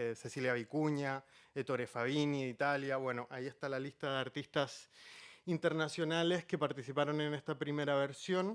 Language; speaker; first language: Spanish; native; Spanish